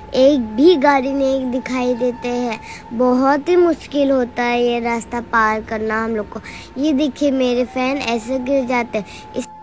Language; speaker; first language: Hindi; non-native, local second language; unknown